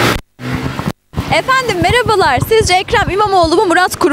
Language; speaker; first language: Turkish; native; Turkish